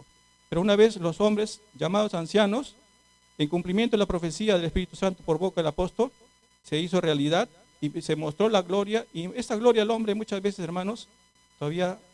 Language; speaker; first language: Spanish; native; Spanish